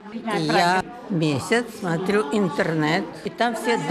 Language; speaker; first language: Czech; non-native, learner; Russian